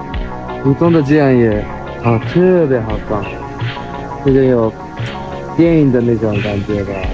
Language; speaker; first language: Chinese; non-native, learner; Japanese